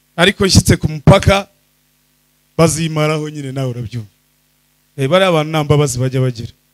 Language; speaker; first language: Kinyarwanda; early bilingual, heritage; Kinyarwanda